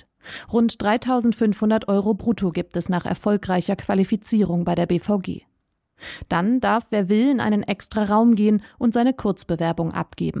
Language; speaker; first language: German; native; German